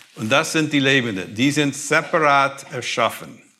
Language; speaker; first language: German; non-native, fluent; English